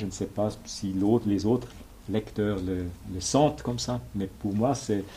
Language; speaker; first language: French; non-native, local second language; German